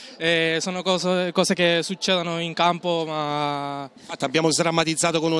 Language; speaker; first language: Italian; non-native, learner; Spanish